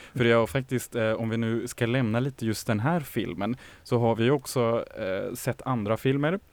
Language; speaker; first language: Swedish; non-native, fluent; German